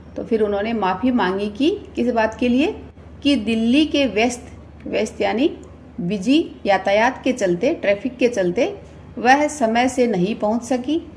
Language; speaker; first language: Hindi; native; Hindi